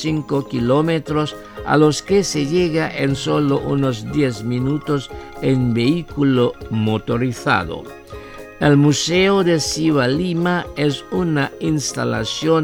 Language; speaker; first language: Spanish; non-native, fluent; Indonesian